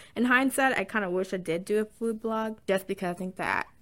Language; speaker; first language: English; native; English